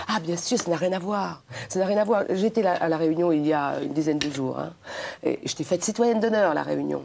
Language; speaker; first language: French; non-native, local second language; Réunion Creole French